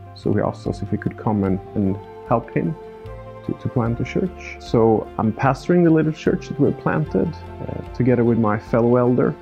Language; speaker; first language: English; non-native, fluent; Swedish